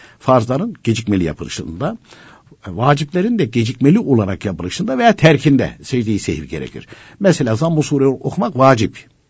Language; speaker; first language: Turkish; native; Turkish